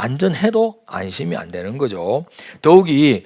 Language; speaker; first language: Korean; native; Korean